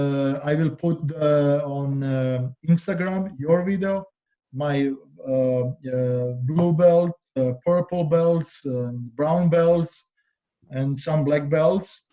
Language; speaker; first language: English; non-native, learner; Croatian